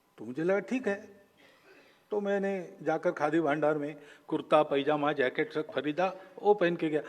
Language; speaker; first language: Hindi; non-native, local second language; Marathi